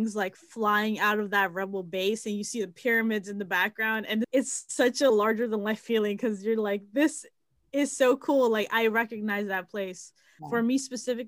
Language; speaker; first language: English; native; English